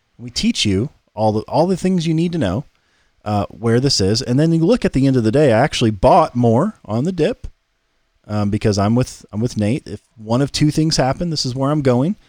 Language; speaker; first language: English; native; English